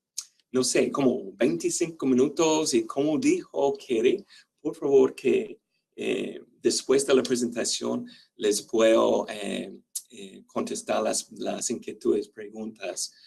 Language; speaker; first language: Spanish; non-native, fluent; English